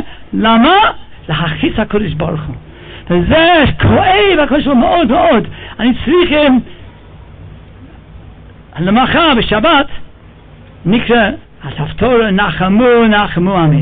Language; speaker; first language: Hebrew; non-native, fluent; English